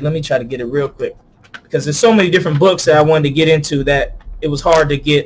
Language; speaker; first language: English; native; English